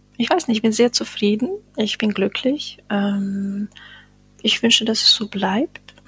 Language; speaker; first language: German; non-native, fluent; Bosnian